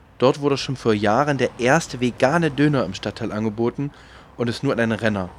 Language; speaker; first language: German; native; German